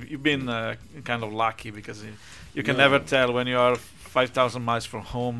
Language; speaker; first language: English; non-native, fluent; Italian